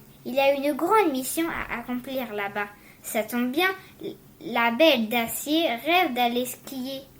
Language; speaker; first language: French; native; French